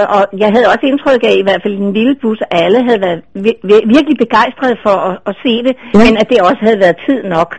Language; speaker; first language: Danish; native; Danish